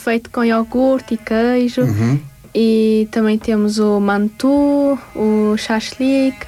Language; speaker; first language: Portuguese; early bilingual, other home language; Tajik